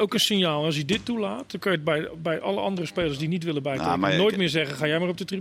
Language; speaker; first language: Dutch; native; Dutch